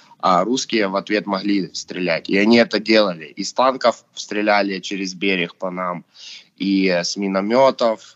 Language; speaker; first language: Russian; native; Russian